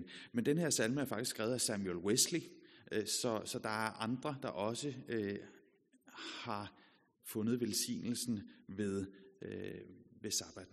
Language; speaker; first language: Danish; native; Danish